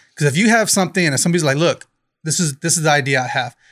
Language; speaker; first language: English; native; English